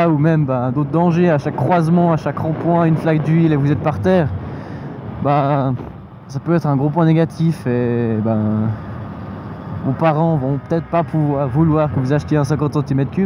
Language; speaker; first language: French; native; French